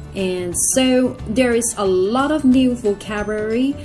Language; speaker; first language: English; non-native, fluent; Thai